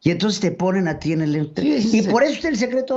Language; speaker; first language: Spanish; native; Spanish